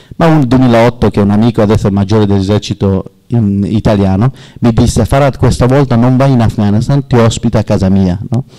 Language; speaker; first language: Italian; non-native, learner; Persian